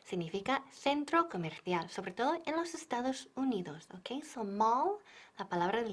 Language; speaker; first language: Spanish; non-native, fluent; English